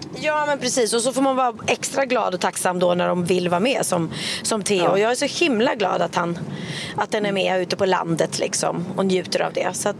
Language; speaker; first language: Swedish; native; Swedish